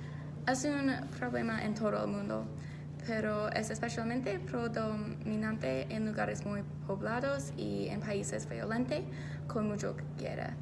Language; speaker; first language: Spanish; non-native, learner; English